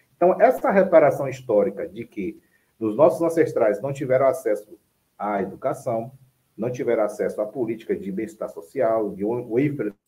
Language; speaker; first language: Portuguese; native; Portuguese